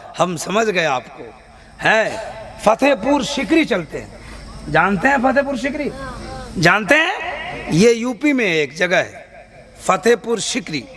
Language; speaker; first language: Hindi; native; Hindi